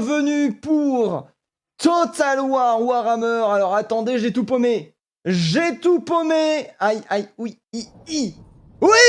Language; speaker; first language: French; native; French